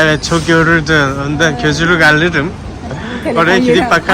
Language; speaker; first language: Turkish; non-native, learner; Korean